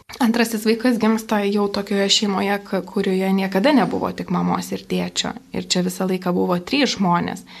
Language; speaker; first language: Lithuanian; native; Lithuanian